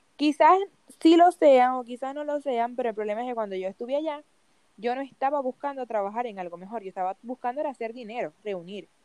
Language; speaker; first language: Spanish; native; Spanish